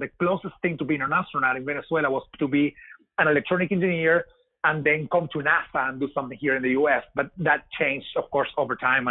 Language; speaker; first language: English; non-native, fluent; Spanish